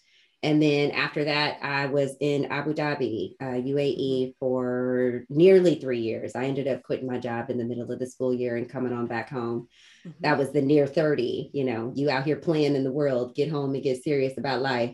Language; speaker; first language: English; native; English